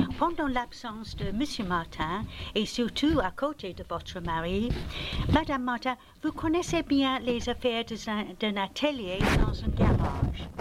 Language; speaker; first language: French; non-native, fluent; English